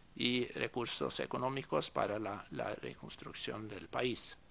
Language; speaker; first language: Spanish; non-native, fluent; Norwegian